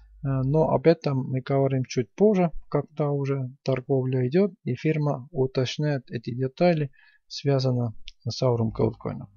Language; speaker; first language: Russian; non-native, fluent; Estonian